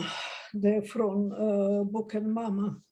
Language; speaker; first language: Swedish; non-native, fluent; Russian